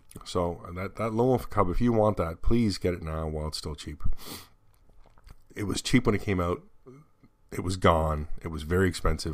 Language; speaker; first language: English; native; English